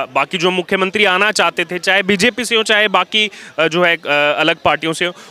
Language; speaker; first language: Hindi; native; Hindi